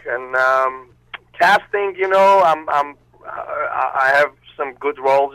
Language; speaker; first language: English; non-native, fluent; Armenian